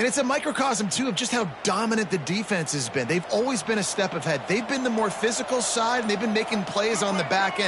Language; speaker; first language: English; native; English